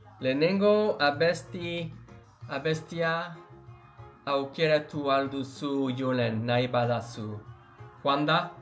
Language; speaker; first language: Basque; non-native, learner; English